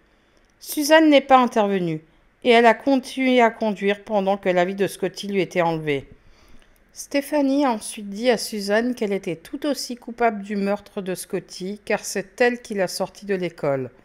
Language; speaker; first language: French; native; French